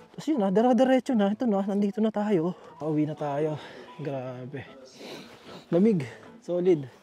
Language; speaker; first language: Filipino; native; Filipino